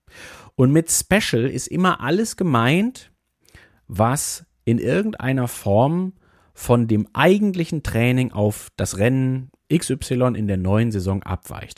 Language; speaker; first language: German; native; German